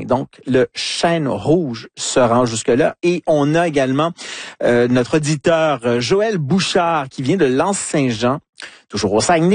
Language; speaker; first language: French; native; French